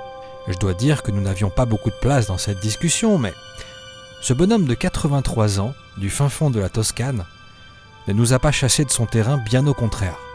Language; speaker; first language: French; native; French